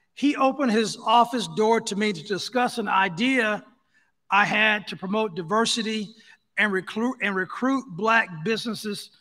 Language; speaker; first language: English; native; English